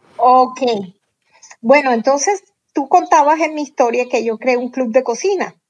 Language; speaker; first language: Spanish; native; Spanish